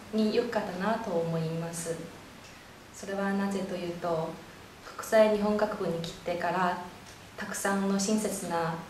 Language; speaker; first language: Japanese; non-native, fluent; Chinese